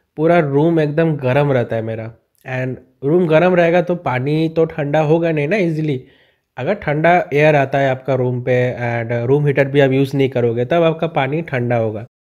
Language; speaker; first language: Hindi; non-native, local second language; Bangla